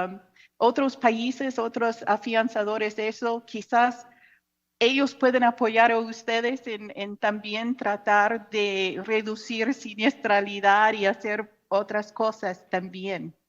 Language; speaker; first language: Spanish; non-native, fluent; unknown